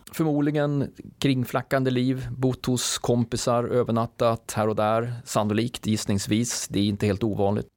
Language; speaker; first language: Swedish; native; Swedish